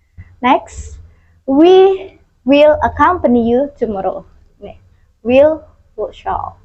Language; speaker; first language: English; non-native, learner; Indonesian